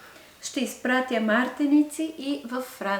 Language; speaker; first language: Bulgarian; non-native, fluent; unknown